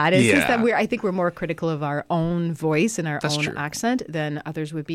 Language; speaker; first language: English; non-native, fluent; French